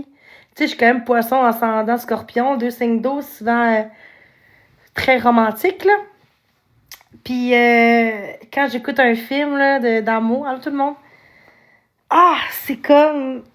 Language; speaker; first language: French; native; French